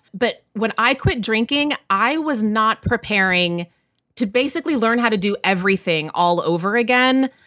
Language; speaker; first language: English; native; English